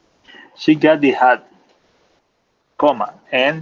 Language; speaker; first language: English; non-native, learner; Spanish